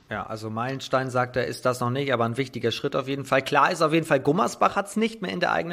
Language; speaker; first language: German; native; German